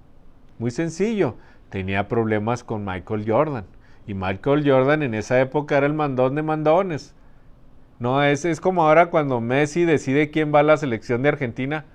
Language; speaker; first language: Spanish; native; Spanish